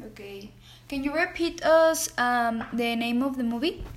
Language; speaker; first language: English; non-native, learner; Spanish